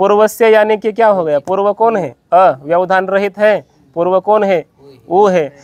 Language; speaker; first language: Hindi; non-native, local second language; Marathi